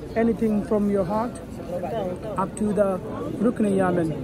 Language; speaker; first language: English; non-native, local second language; Bangla